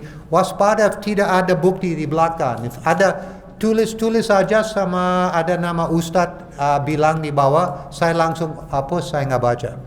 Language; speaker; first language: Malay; non-native, fluent; English